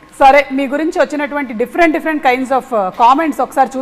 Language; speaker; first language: Telugu; native; Telugu